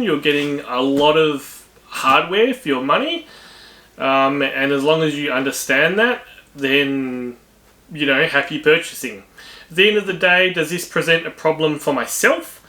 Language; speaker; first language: English; native; English